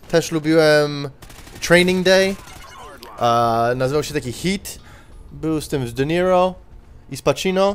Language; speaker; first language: Polish; early bilingual, heritage; Polish